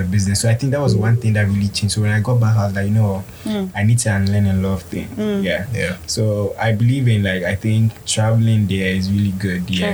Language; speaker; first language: English; non-native, local second language; Akan